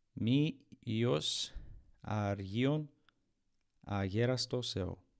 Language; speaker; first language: Greek; non-native, learner; English